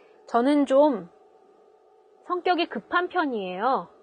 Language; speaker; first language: Korean; native; Korean